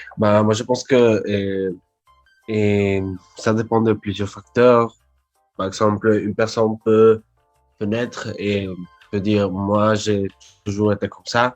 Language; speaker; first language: French; non-native, learner; Spanish